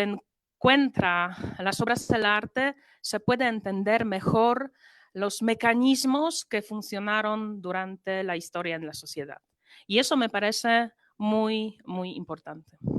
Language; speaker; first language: Spanish; non-native, fluent; Polish